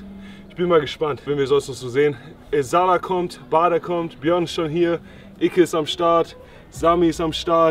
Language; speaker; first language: German; native; German